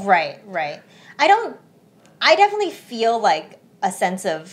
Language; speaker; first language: English; early bilingual, other home language; Chinese